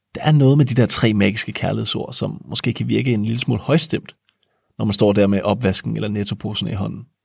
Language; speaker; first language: Danish; native; Danish